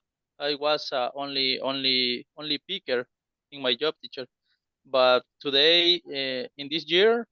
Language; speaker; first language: English; non-native, learner; Spanish